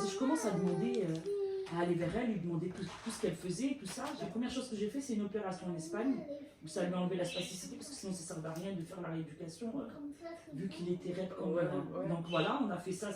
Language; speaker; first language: French; native; French